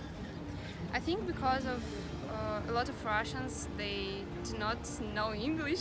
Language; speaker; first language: English; non-native, fluent; Russian